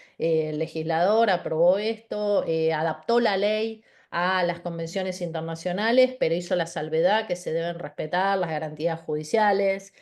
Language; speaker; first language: Spanish; native; Spanish